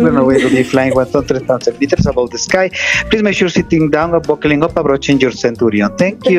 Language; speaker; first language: English; non-native, fluent; Spanish